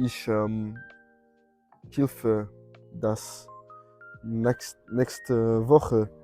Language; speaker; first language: German; non-native, learner; French